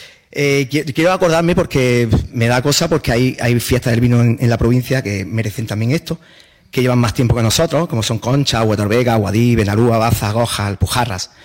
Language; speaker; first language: Spanish; native; Spanish